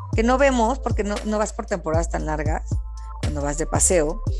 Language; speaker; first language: Spanish; native; Spanish